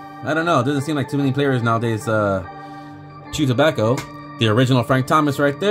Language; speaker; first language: English; native; English